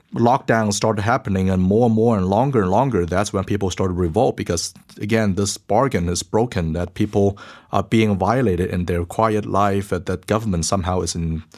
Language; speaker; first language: English; early bilingual, other home language; Chinese